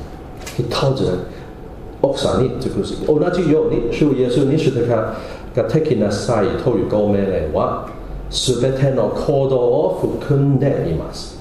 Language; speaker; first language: Japanese; non-native, fluent; English